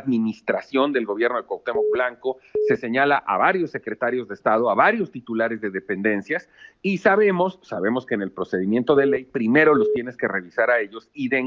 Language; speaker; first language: Spanish; native; Spanish